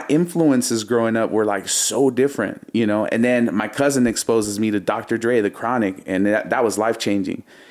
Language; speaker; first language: English; early bilingual, other home language; Spanish